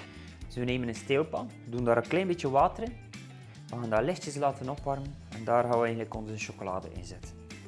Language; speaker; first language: Dutch; native; Dutch